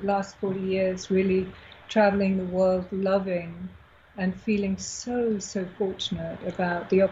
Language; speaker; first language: English; native; English